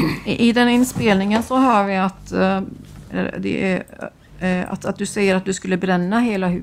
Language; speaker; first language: Swedish; native; Swedish